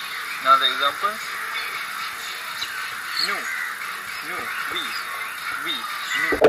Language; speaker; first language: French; non-native, fluent; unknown